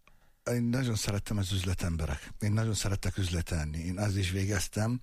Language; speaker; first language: Hungarian; non-native, fluent; Arabic